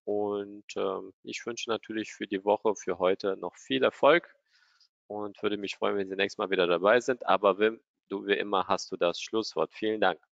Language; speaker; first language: German; native; German